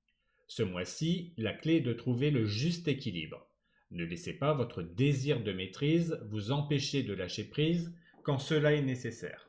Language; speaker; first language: French; native; French